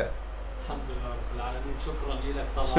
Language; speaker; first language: Arabic; native; Arabic